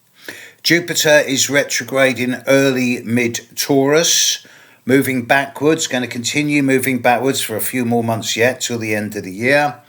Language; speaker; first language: English; native; English